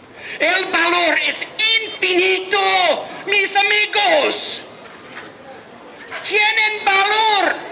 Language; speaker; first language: Spanish; non-native, learner; English